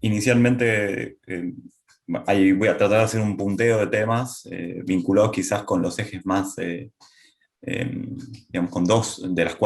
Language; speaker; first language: Spanish; native; Spanish